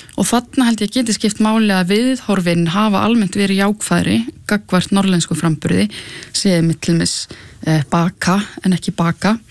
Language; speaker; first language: Icelandic; native; Icelandic